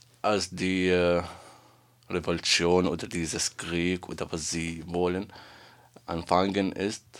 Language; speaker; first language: German; non-native, learner; Arabic